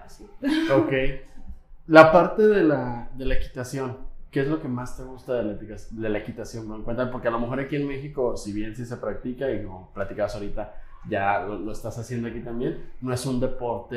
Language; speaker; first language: Spanish; native; Spanish